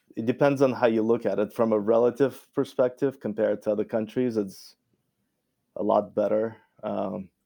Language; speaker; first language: English; early bilingual, other home language; Romanian